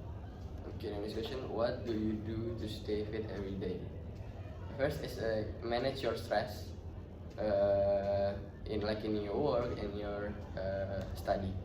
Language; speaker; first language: English; non-native, learner; Indonesian